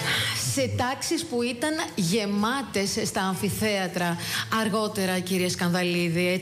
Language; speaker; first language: Greek; native; Greek